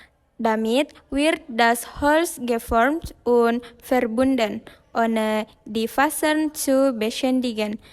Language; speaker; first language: German; non-native, learner; Indonesian